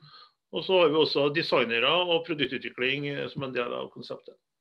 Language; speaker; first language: Norwegian; native; Norwegian